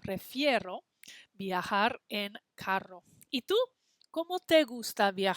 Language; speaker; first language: Spanish; non-native, fluent; English